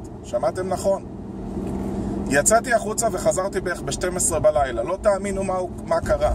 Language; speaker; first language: Hebrew; native; Hebrew